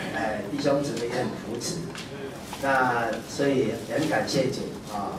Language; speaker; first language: Chinese; native; Chinese